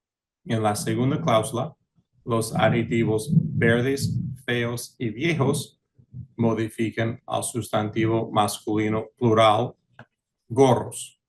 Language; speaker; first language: Spanish; early bilingual, heritage; English